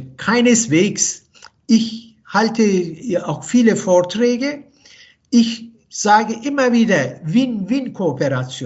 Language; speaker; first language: German; non-native, fluent; Turkish